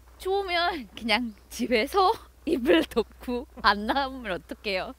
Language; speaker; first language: Korean; non-native, fluent; Indonesian